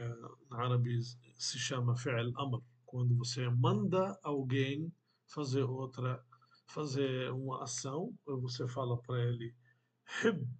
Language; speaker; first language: Portuguese; non-native, fluent; Arabic